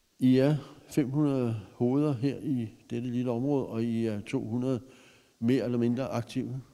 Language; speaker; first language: Danish; native; Danish